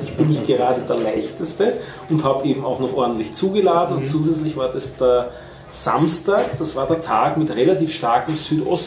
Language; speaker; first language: German; native; German